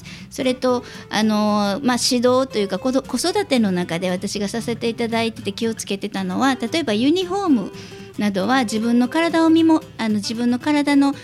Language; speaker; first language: Japanese; native; Japanese